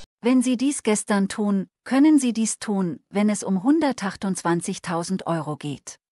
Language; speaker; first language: German; native; German